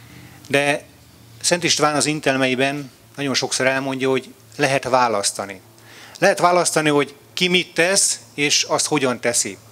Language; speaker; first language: Hungarian; native; Hungarian